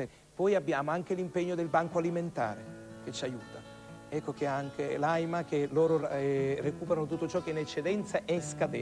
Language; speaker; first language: Italian; native; Italian